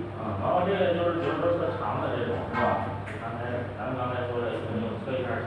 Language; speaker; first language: Chinese; native; Chinese